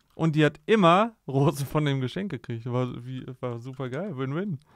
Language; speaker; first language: German; native; German